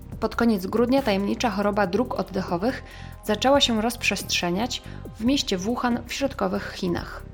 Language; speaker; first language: Polish; native; Polish